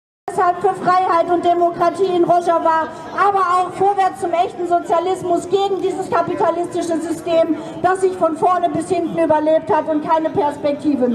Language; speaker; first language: German; native; German